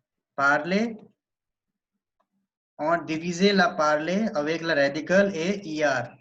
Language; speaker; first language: French; non-native, learner; Hindi